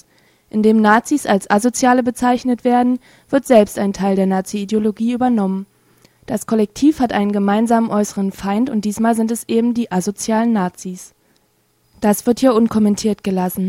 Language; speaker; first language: German; native; German